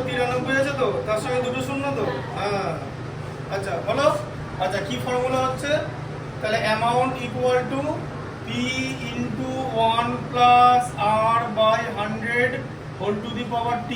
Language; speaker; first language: Bangla; native; Bangla